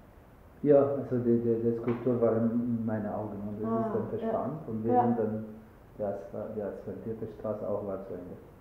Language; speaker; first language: German; non-native, learner; Arabic